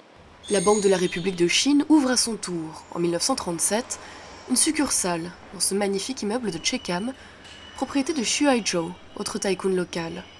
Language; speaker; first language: French; native; French